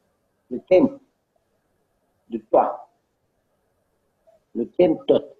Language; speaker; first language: French; non-native, learner; Romanian